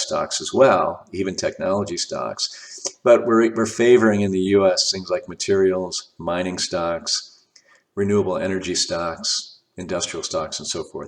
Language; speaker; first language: English; native; English